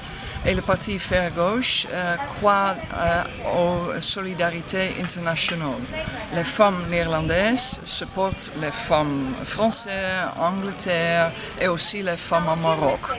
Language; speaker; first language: French; non-native, learner; Dutch